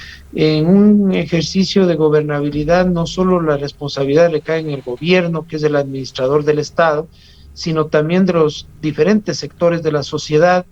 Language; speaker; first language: Spanish; native; Spanish